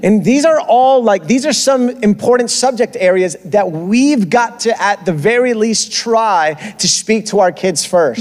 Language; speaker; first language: English; early bilingual, other home language; Spanish